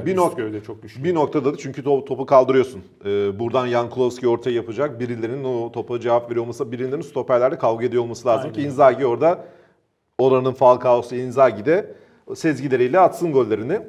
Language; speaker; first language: Turkish; native; Turkish